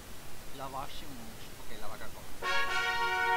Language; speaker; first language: French; non-native, learner; Spanish